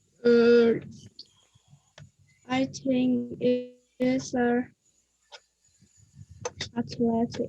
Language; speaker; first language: English; non-native, learner; Vietnamese